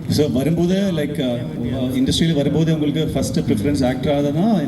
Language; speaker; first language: Tamil; non-native, learner; Malayalam